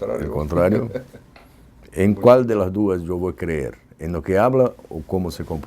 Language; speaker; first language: Spanish; non-native, fluent; Portuguese